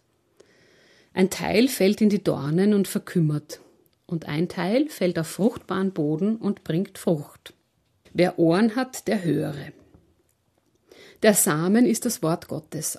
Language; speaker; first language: German; native; German